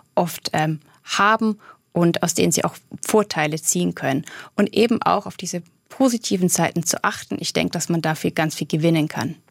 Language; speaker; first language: German; native; German